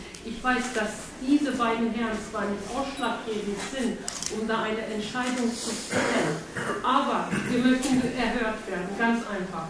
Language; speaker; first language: German; early bilingual, other home language; Turkish